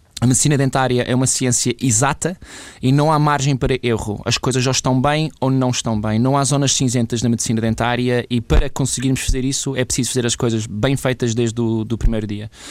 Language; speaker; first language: Portuguese; early bilingual, other home language; English